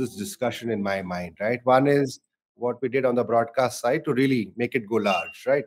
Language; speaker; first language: English; non-native, local second language; Hindi